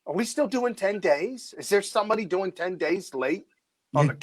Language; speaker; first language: English; native; English